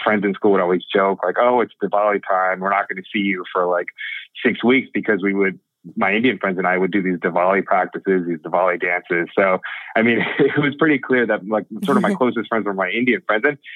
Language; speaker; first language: English; native; English